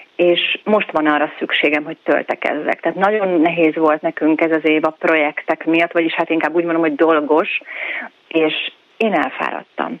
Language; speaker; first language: Hungarian; native; Hungarian